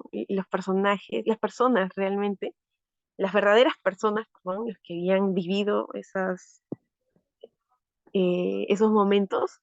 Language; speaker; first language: Spanish; native; Spanish